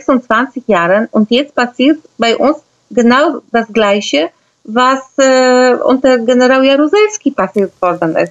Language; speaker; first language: German; non-native, fluent; Polish